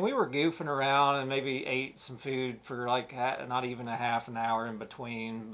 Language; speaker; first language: English; native; English